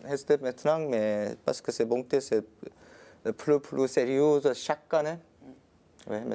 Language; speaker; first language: French; non-native, learner; Korean